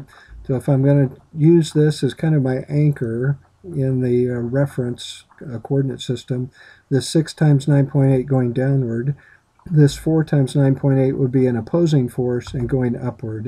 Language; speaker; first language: English; native; English